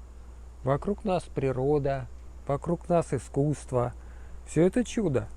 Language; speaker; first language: Russian; native; Russian